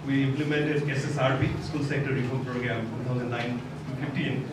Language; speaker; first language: English; non-native, local second language; Nepali